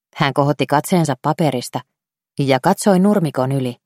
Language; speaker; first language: Finnish; native; Finnish